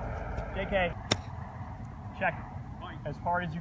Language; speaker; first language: English; native; English